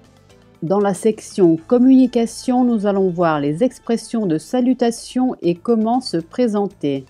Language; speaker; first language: French; non-native, fluent; Italian